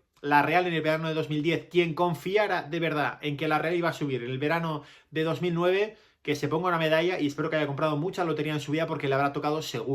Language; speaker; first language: Spanish; native; Spanish